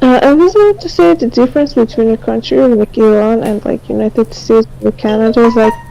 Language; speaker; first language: English; non-native, fluent; Persian